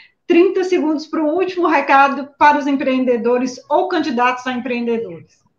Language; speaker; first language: Portuguese; native; Portuguese